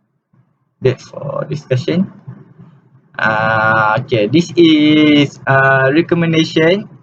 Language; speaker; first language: English; non-native, local second language; Malay